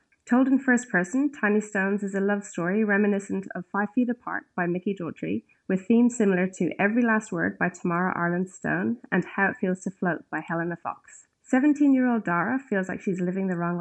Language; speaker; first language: English; native; English